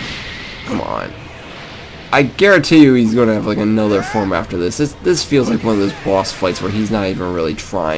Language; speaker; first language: English; native; English